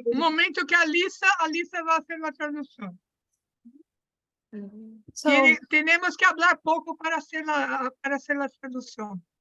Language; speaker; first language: Spanish; non-native, fluent; Portuguese